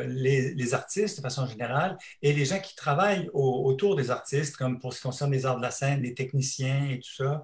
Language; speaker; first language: French; native; French